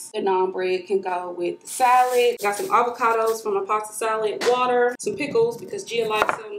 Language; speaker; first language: English; native; English